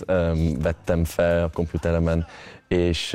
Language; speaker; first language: Hungarian; early bilingual, other home language; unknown